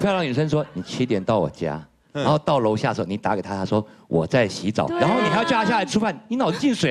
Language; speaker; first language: Chinese; native; Chinese